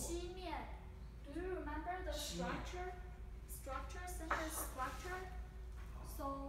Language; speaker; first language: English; non-native, fluent; Chinese